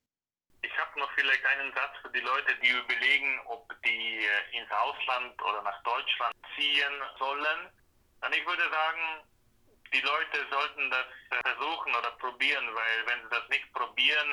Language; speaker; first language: German; non-native, fluent; Slovak